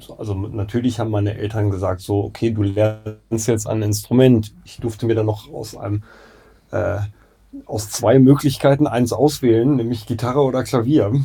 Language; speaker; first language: German; native; German